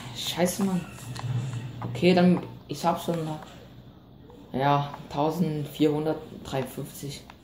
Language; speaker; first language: German; non-native, learner; Vietnamese